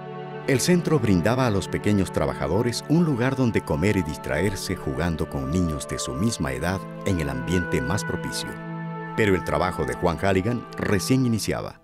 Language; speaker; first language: Spanish; native; Spanish